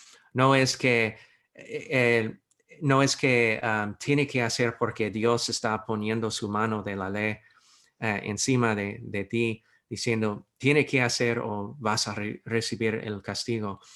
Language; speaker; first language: Spanish; non-native, fluent; English